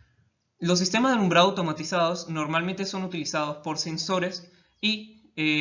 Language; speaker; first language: Spanish; native; Spanish